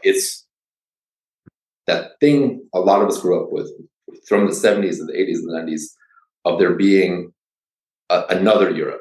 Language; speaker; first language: English; early bilingual, other home language; Polish